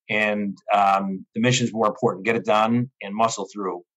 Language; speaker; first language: English; native; English